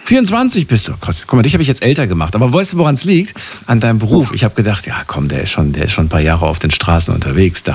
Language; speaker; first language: German; native; German